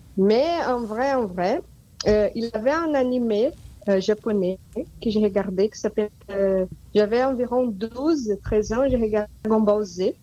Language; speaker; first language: French; non-native, fluent; Portuguese